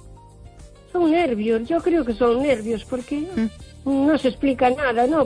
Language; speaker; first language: Spanish; non-native, local second language; Galician